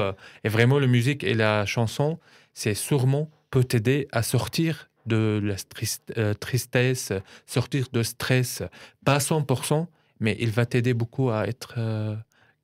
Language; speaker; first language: French; non-native, fluent; Arabic